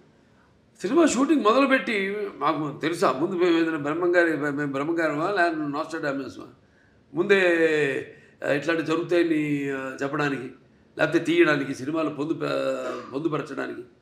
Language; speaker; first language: Telugu; native; Telugu